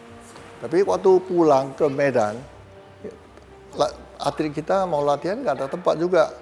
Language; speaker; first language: Indonesian; non-native, local second language; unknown